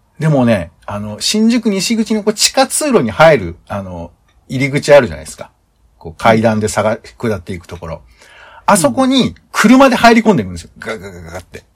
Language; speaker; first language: Japanese; native; Japanese